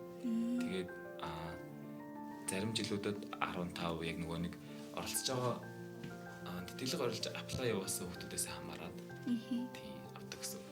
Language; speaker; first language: Mongolian; native; Mongolian